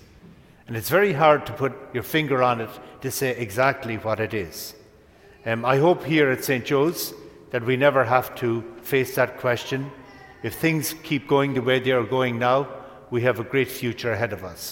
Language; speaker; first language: English; native; English